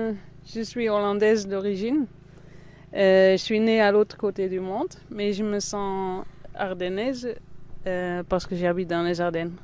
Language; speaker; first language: French; non-native, fluent; Dutch